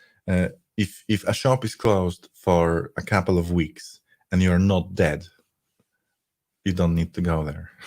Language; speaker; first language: English; non-native, fluent; Polish